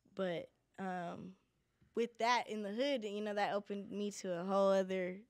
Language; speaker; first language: English; native; English